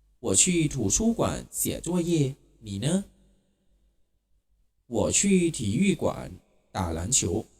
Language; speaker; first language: Chinese; non-native, fluent; Thai